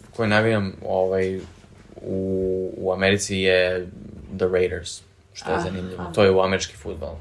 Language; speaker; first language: Serbian; early bilingual, heritage; Serbian